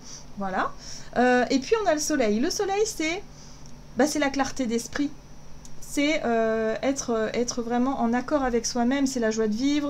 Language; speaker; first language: French; native; French